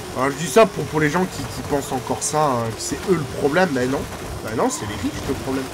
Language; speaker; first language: French; native; French